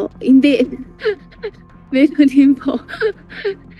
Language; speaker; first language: Filipino; non-native, learner; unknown